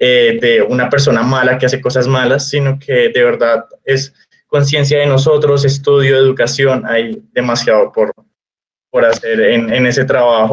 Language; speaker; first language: Spanish; native; Spanish